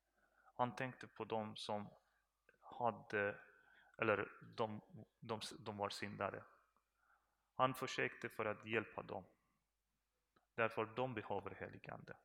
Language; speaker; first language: Swedish; non-native, learner; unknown